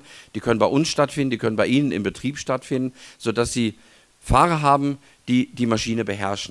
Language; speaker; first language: German; native; German